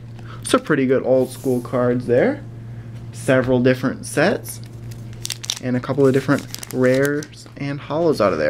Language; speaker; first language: English; native; English